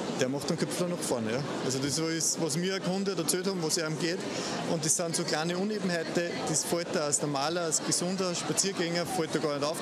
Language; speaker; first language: German; native; German